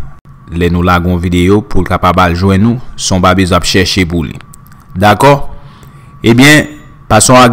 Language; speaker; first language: French; non-native, local second language; Haitian Creole